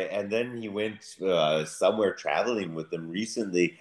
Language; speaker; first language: English; native; English